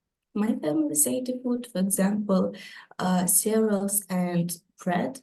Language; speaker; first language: English; non-native, learner; Ukrainian